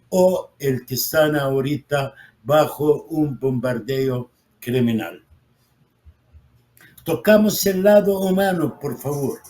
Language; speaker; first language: Spanish; non-native, fluent; Arabic